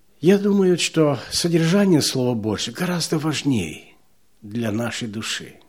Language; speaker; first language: Russian; non-native, local second language; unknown